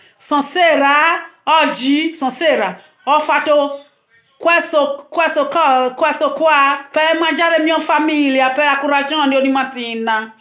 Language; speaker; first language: Italian; non-native, learner; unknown